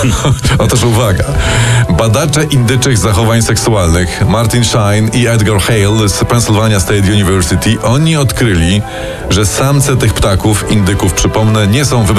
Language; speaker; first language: Polish; native; Polish